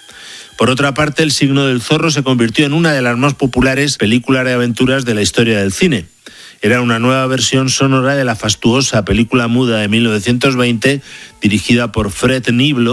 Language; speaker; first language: Spanish; native; Spanish